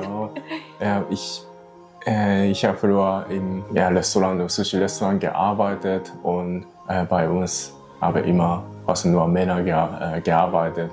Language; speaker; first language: German; non-native, learner; Japanese